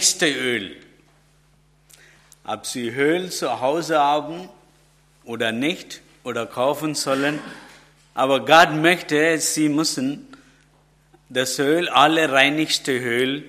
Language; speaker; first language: German; non-native, learner; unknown